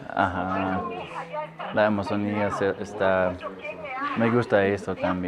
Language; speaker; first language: Spanish; non-native, learner; English